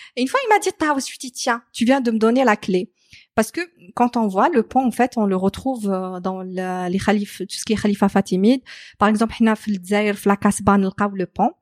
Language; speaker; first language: French; non-native, local second language; Arabic